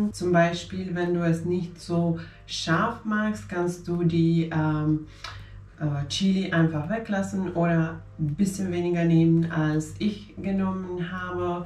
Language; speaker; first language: German; non-native, fluent; Finnish